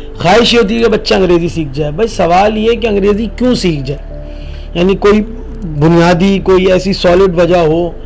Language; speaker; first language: Urdu; native; Urdu